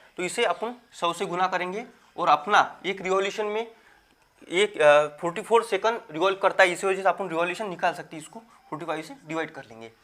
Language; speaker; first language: Hindi; non-native, local second language; Marathi